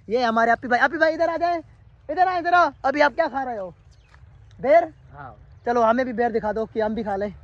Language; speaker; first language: Urdu; non-native, local second language; Sindhi